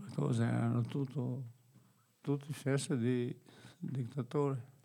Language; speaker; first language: Italian; non-native, fluent; Albanian